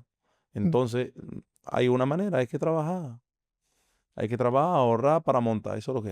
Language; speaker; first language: Spanish; non-native, fluent; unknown